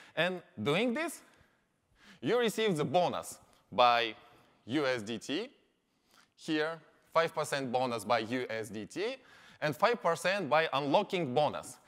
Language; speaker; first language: English; non-native, learner; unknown